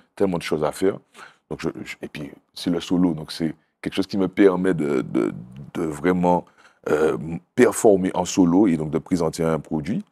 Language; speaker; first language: French; native; French